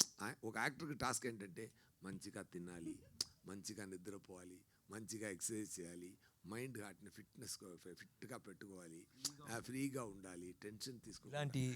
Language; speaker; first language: Telugu; non-native, learner; Tamil